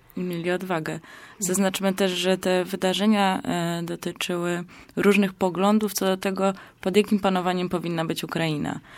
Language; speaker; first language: Polish; native; Polish